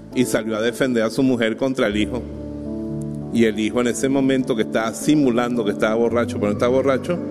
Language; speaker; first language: Spanish; native; Spanish